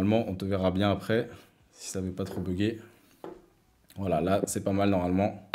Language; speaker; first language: French; native; French